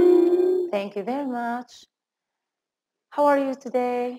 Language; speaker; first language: English; non-native, fluent; Arabic